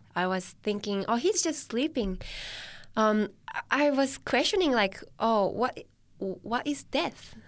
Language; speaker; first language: English; non-native, fluent; Japanese